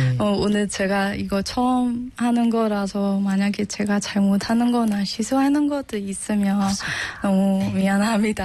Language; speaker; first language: Korean; non-native, learner; Burmese